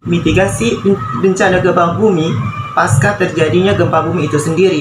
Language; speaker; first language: Indonesian; native; Indonesian